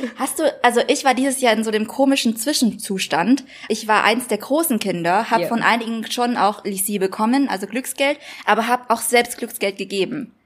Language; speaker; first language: German; early bilingual, other home language; Vietnamese